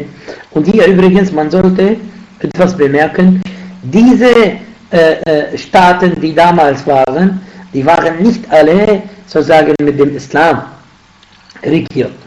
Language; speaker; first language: German; non-native, fluent; Arabic